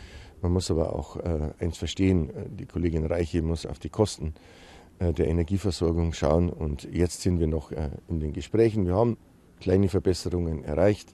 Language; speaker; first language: German; native; German